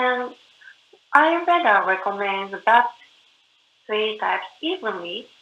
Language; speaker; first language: English; non-native, learner; Japanese